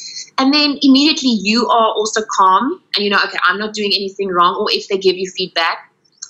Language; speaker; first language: English; non-native, local second language; Afrikaans